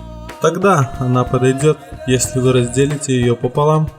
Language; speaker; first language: Russian; native; Russian